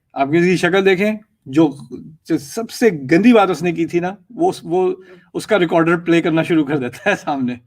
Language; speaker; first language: Urdu; early bilingual, heritage; Urdu